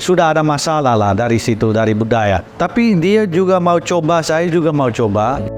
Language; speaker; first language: Indonesian; non-native, learner; Dutch